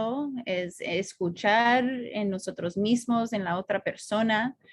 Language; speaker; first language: Spanish; non-native, fluent; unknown